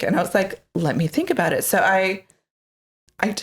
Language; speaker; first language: English; native; English